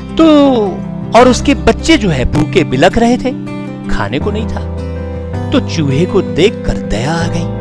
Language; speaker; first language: Hindi; native; Hindi